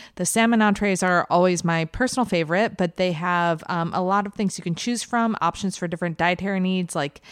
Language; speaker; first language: English; early bilingual, other home language; Persian